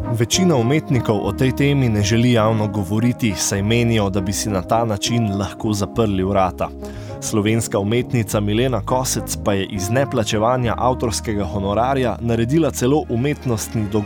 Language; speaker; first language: Slovenian; native; Slovenian